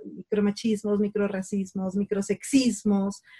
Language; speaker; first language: Spanish; native; Spanish